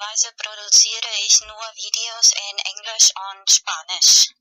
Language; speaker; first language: German; non-native, fluent; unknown